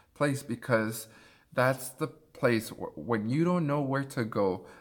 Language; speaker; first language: English; early bilingual, other home language; Spanish